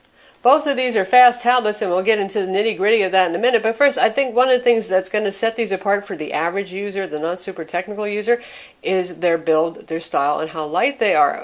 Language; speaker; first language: English; native; English